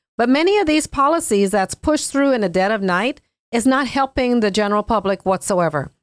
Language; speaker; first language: English; native; English